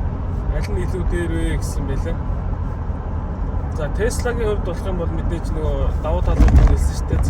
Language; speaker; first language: Mongolian; native; Mongolian